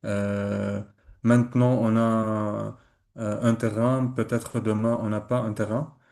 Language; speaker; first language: French; non-native, learner; Arabic